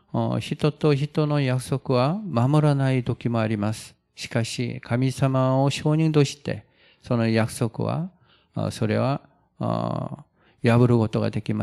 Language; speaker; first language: Japanese; non-native, fluent; Korean